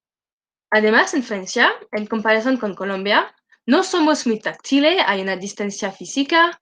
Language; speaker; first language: Spanish; non-native, learner; French